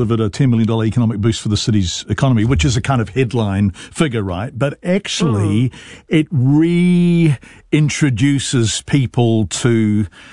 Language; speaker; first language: English; native; English